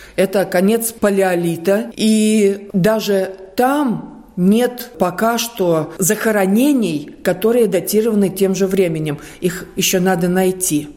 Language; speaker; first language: Russian; non-native, local second language; Latvian